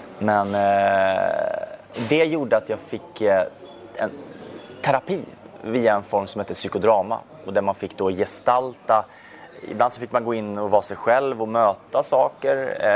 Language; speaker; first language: Swedish; native; Swedish